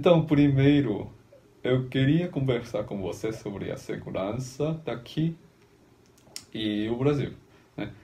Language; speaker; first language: Portuguese; non-native, fluent; Korean